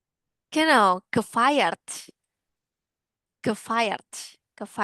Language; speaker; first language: German; non-native, learner; Indonesian